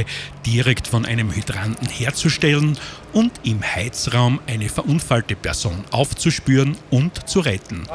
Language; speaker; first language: German; native; German